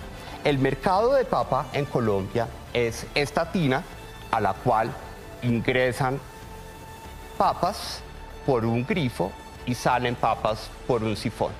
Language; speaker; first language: Spanish; native; Spanish